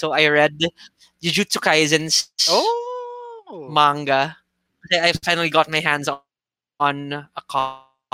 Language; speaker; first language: English; non-native, local second language; Filipino